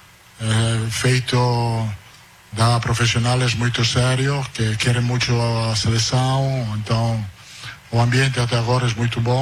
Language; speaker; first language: Portuguese; non-native, fluent; Italian